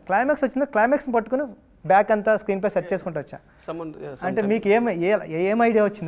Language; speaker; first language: Telugu; native; Telugu